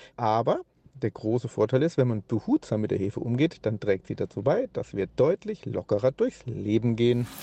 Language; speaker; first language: German; native; German